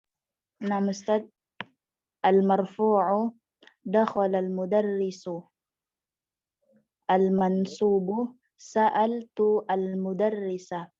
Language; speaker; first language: Arabic; non-native, learner; Indonesian